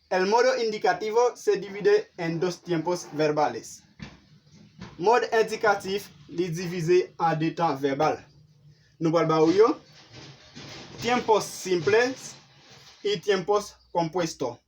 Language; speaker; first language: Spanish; non-native, fluent; Haitian Creole